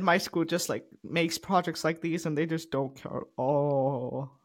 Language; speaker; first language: English; non-native, fluent; Icelandic